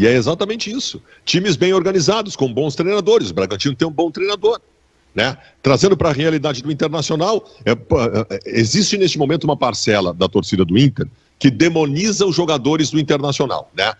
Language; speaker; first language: Portuguese; native; Portuguese